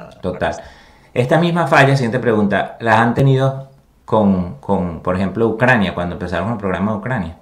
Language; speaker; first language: Spanish; native; Spanish